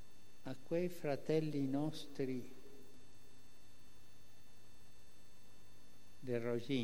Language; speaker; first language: Italian; non-native, fluent; Spanish